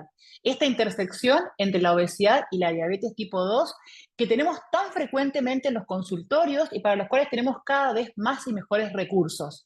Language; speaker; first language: Spanish; native; Spanish